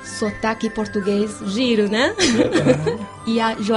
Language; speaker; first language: Portuguese; non-native, fluent; Chinese